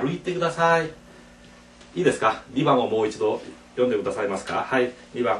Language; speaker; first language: Japanese; non-native, fluent; Korean